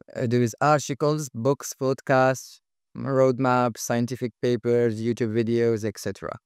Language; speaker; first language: English; non-native, fluent; Arabic